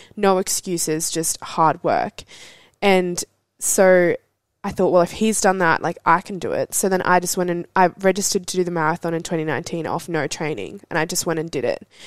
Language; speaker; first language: English; native; English